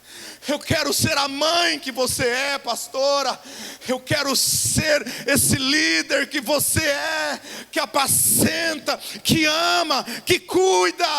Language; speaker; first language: Portuguese; native; Portuguese